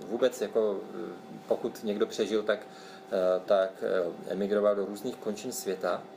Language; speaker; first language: Czech; native; Czech